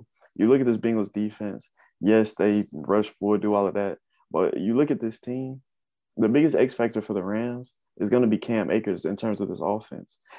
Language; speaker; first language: English; native; English